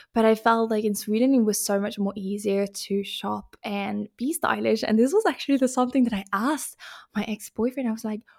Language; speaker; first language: English; non-native, fluent; Finnish